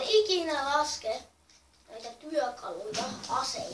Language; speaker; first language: Finnish; native; Finnish